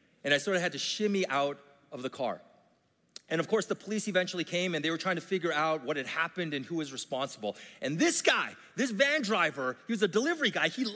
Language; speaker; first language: English; native; English